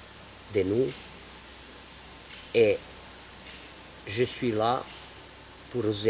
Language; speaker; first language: French; non-native, learner; Serbian